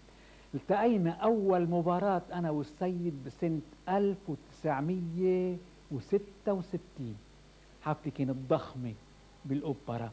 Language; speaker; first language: Arabic; native; Arabic